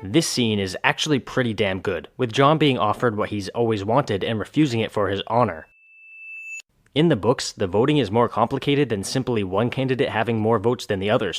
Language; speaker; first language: English; native; English